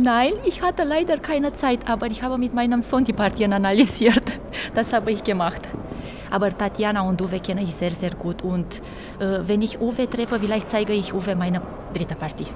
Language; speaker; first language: German; non-native, fluent; Romanian